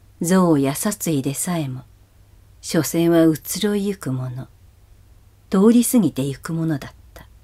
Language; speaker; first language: Japanese; native; Japanese